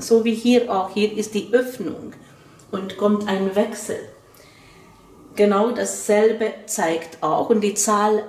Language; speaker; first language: German; non-native, fluent; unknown